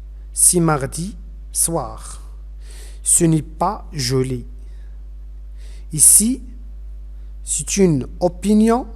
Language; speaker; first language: French; non-native, fluent; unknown